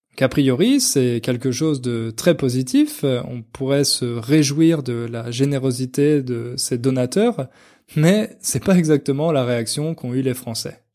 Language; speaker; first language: French; native; French